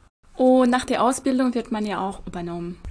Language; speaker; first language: German; non-native, fluent; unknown